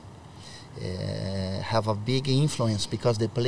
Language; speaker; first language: English; non-native, learner; Portuguese